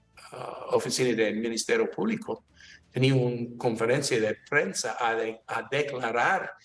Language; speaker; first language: Spanish; non-native, learner; English